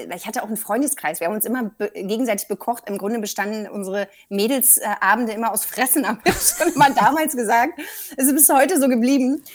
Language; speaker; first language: German; native; German